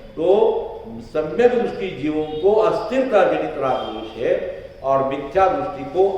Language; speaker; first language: Hindi; non-native, local second language; Marathi